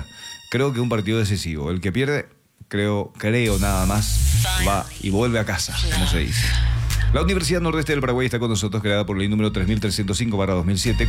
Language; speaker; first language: Spanish; native; Spanish